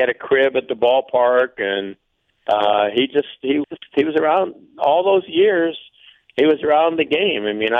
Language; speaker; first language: English; native; English